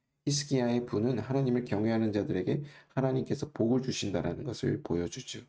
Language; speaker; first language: Korean; native; Korean